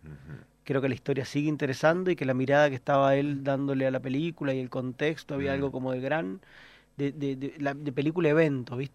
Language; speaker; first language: Spanish; native; Spanish